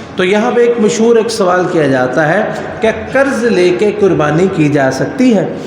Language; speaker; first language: Urdu; non-native, local second language; Punjabi